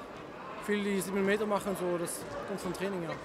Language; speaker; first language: German; non-native, learner; Dutch